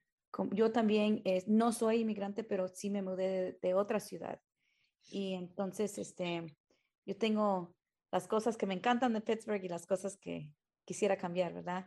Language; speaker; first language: Spanish; early bilingual, heritage; Spanish